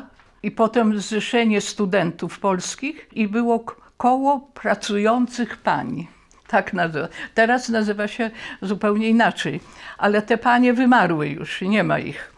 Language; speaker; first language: Polish; early bilingual, heritage; Polish